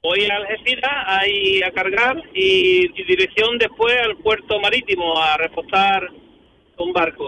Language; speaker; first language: Spanish; native; Spanish